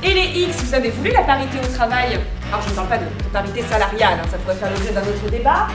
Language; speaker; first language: French; native; French